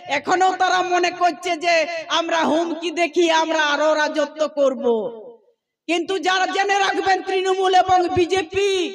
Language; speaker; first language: Bangla; non-native, local second language; Santali